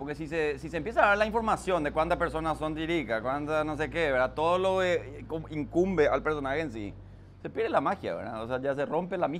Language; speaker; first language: Spanish; native; Spanish